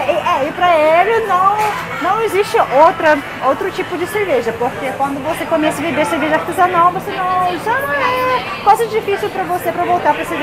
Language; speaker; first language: Portuguese; non-native, fluent; Russian